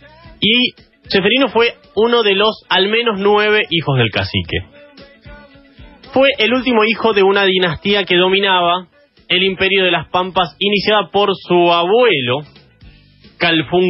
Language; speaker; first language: Spanish; native; Spanish